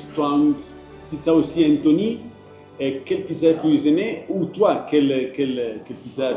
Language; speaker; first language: French; non-native, fluent; Italian